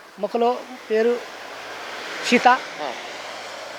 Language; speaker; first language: Malayalam; non-native, learner; Nepali